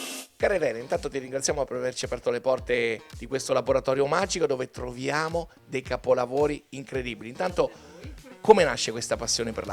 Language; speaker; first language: Italian; native; Italian